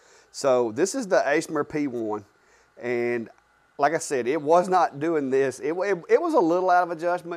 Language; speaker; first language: English; native; English